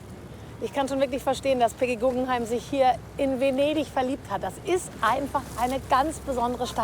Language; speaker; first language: German; native; German